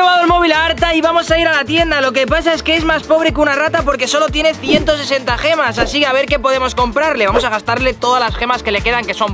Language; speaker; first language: Spanish; native; Spanish